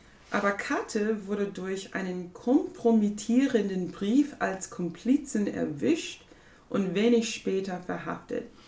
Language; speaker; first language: German; non-native, fluent; English